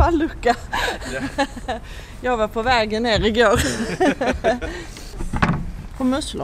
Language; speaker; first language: Swedish; native; Swedish